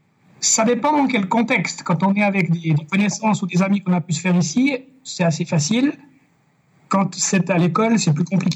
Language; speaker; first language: French; native; French